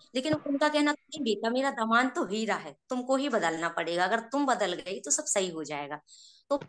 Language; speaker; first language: Hindi; native; Hindi